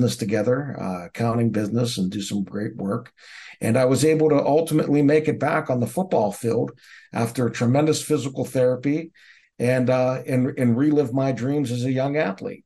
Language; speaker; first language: English; native; English